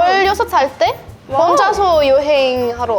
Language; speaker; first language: Korean; non-native, learner; Russian